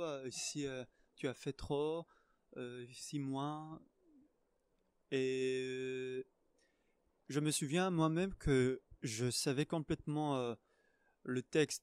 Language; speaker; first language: French; non-native, fluent; Hebrew